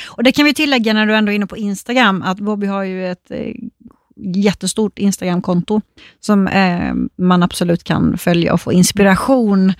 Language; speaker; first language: Swedish; native; Swedish